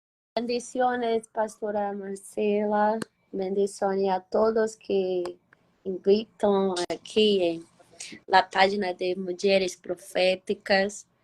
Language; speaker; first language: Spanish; non-native, learner; Portuguese